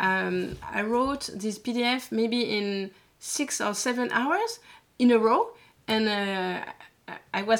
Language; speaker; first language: English; non-native, learner; French